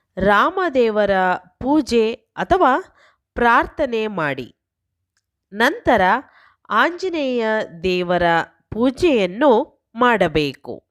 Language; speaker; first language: Kannada; native; Kannada